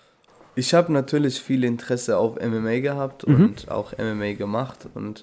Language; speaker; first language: German; non-native, fluent; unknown